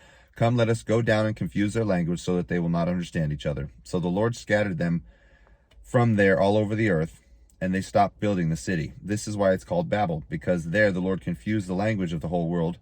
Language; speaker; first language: English; native; English